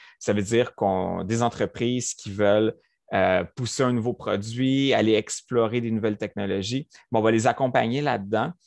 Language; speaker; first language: French; native; French